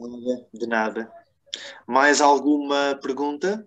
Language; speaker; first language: Portuguese; non-native, fluent; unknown